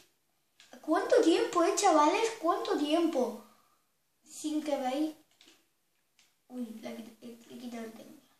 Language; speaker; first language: Spanish; native; Spanish